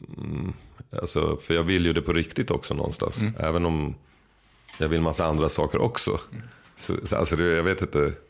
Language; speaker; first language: Swedish; native; Swedish